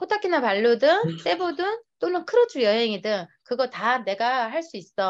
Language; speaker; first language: Korean; native; Korean